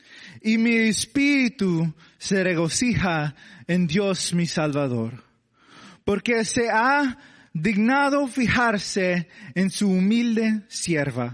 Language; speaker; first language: Spanish; non-native, learner; English